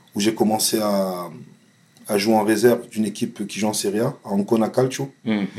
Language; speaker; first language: French; native; French